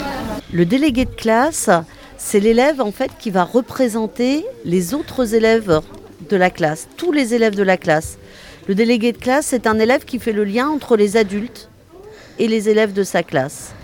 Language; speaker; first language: French; native; French